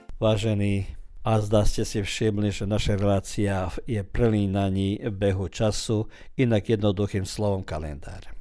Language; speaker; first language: Slovak; early bilingual, heritage; Slovak